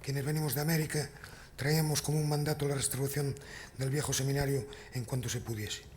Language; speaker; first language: Spanish; non-native, local second language; Galician